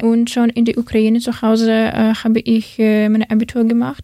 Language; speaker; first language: German; non-native, learner; Ukrainian